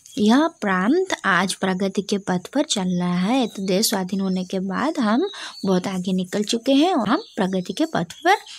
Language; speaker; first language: Hindi; non-native, local second language; Odia